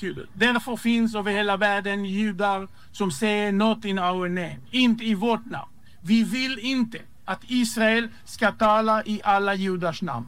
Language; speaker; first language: Swedish; non-native, fluent; Hebrew